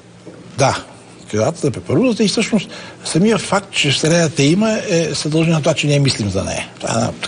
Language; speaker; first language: Bulgarian; native; Bulgarian